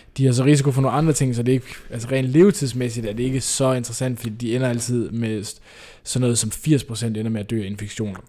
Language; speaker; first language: Danish; native; Danish